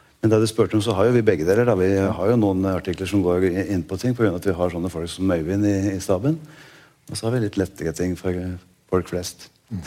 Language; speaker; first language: Norwegian; native; Norwegian